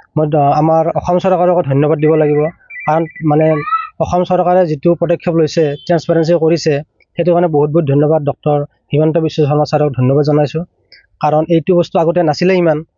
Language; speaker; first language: Assamese; native; Assamese